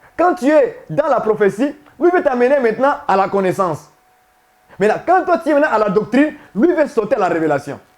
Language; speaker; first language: French; non-native, local second language; Swahili